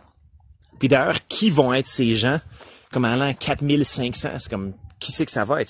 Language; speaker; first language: French; native; French